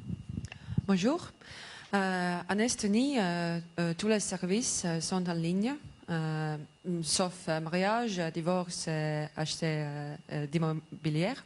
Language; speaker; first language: French; non-native, learner; Estonian